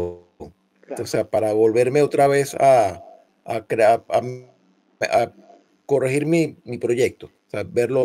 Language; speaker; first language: Spanish; native; Spanish